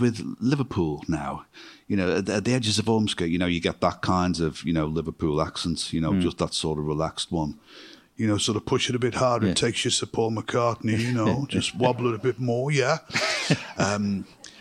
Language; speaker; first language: English; native; English